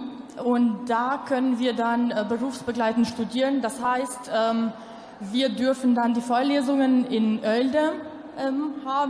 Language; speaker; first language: German; non-native, local second language; Albanian